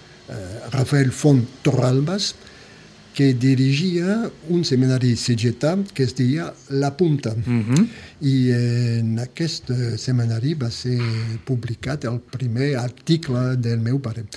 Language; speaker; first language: Catalan; early bilingual, heritage; Catalan